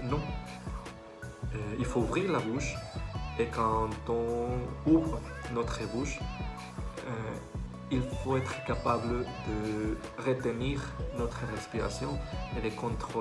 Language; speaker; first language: French; non-native, fluent; Spanish